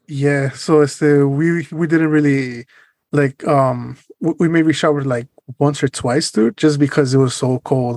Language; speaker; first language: English; early bilingual, other home language; Spanish